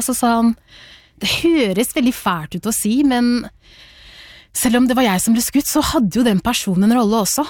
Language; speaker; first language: Norwegian; early bilingual, other home language; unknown